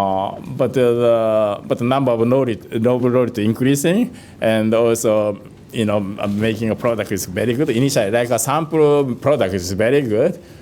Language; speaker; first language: English; non-native, fluent; Japanese